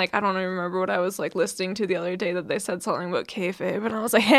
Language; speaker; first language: English; native; English